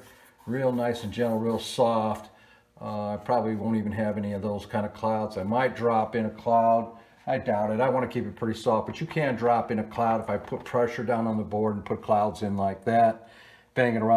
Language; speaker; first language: English; native; English